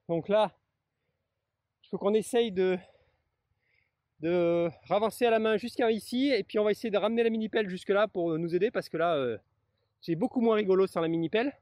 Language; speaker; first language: French; native; French